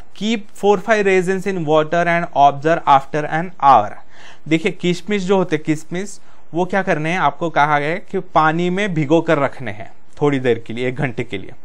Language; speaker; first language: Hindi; non-native, local second language; Marathi